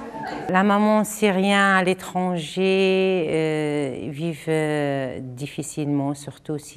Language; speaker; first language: French; non-native, fluent; Arabic